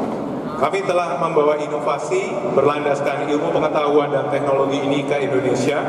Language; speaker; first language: Indonesian; native; Indonesian